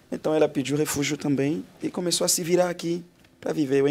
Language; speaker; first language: Portuguese; non-native, fluent; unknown